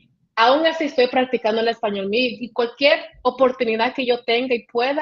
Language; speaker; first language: Spanish; early bilingual, heritage; Spanish